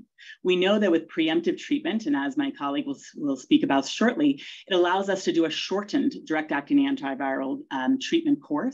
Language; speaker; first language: English; native; English